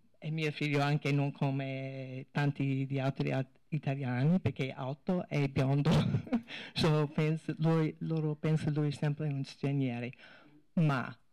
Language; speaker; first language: Italian; non-native, learner; English